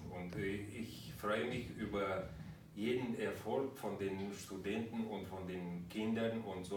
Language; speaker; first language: German; non-native, fluent; Romanian